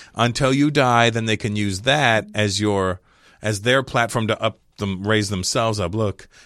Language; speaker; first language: English; native; English